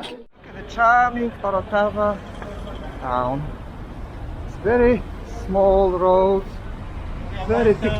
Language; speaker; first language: English; non-native, fluent; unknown